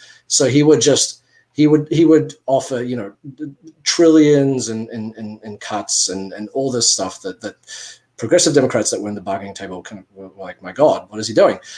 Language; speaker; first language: English; native; English